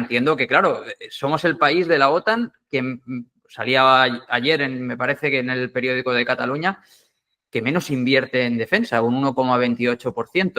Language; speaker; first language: Spanish; native; Spanish